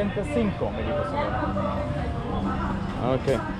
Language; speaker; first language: Spanish; non-native, fluent; Russian